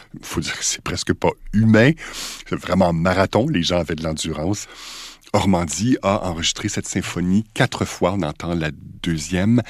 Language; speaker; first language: French; native; French